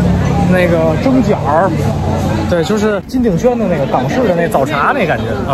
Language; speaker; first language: Chinese; native; Chinese